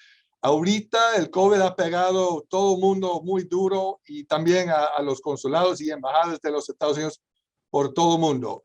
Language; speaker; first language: Spanish; non-native, fluent; English